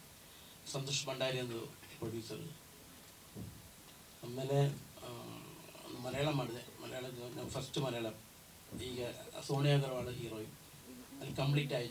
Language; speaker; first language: Kannada; non-native, learner; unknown